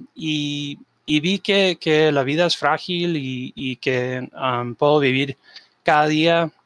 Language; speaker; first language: Spanish; early bilingual, heritage; Spanish